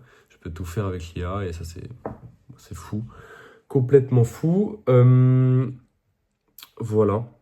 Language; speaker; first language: French; native; French